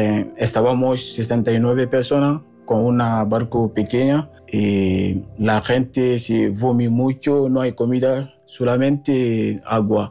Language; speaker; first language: Spanish; non-native, learner; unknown